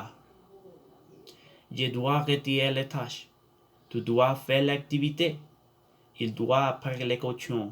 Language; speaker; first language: French; non-native, learner; Spanish